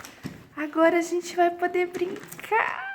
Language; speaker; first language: Portuguese; native; Portuguese